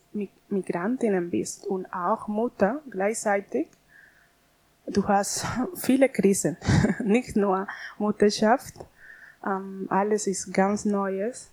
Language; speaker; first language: German; non-native, learner; Spanish